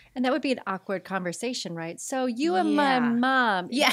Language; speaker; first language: English; native; English